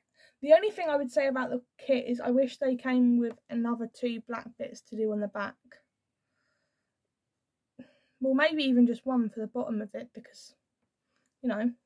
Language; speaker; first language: English; native; English